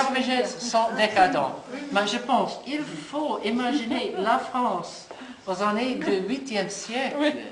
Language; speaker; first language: French; non-native, learner; English